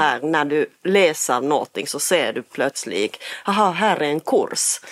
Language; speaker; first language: Swedish; non-native, fluent; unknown